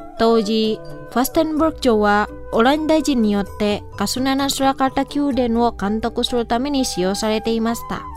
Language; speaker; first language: Japanese; non-native, fluent; Indonesian